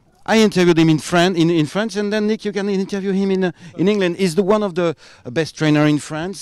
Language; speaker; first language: English; non-native, fluent; French